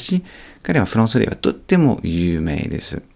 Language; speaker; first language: Japanese; non-native, fluent; French